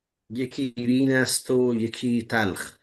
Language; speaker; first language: Persian; non-native, fluent; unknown